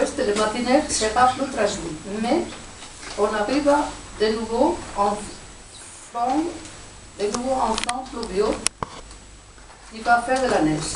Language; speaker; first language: French; non-native, learner; Spanish